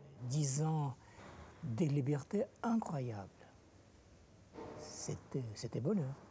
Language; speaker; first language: French; non-native, fluent; Russian